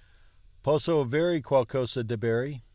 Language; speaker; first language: Italian; non-native, learner; English